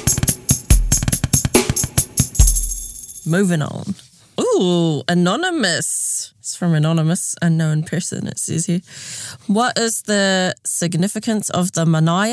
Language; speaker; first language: English; native; English